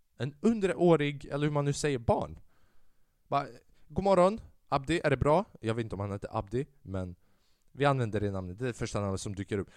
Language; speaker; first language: Swedish; early bilingual, other home language; Albanian